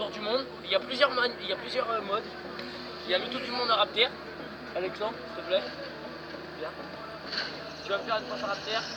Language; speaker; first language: French; native; French